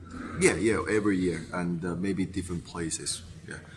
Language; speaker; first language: English; non-native, fluent; Chinese